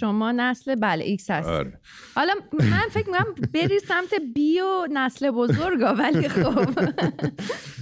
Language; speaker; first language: Persian; native; Persian